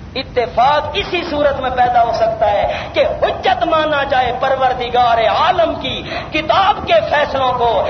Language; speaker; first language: Urdu; non-native, local second language; Punjabi